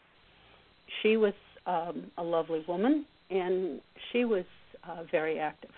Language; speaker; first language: English; native; English